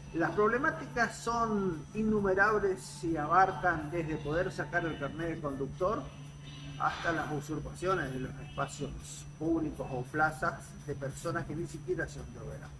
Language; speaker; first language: Spanish; native; Spanish